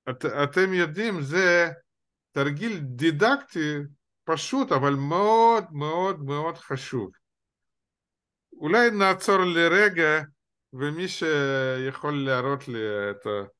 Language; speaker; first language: Hebrew; non-native, fluent; Russian